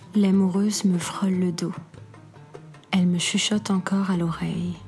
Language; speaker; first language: French; non-native, local second language; Arabic